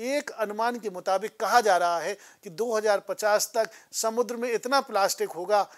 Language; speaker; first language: Hindi; native; Hindi